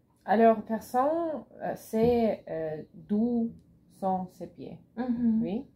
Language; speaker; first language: French; non-native, learner; Russian